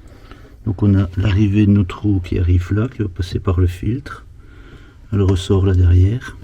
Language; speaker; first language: French; native; French